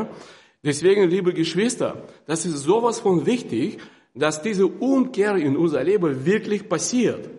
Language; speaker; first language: German; non-native, fluent; Russian